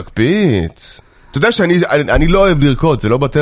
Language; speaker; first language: Hebrew; native; Hebrew